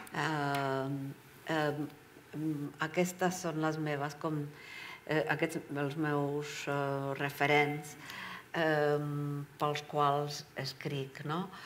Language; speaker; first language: Catalan; non-native, fluent; Czech